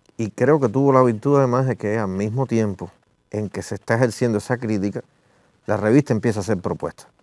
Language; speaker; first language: Spanish; native; Spanish